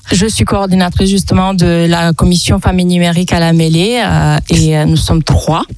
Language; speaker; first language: French; non-native, fluent; Romanian